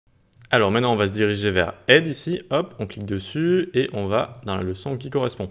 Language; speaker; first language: French; native; French